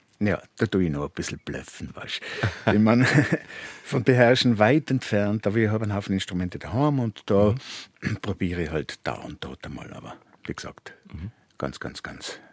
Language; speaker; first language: German; native; German